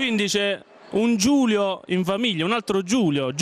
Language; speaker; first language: Italian; native; Italian